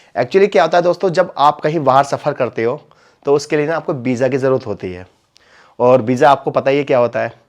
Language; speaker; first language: Hindi; native; Hindi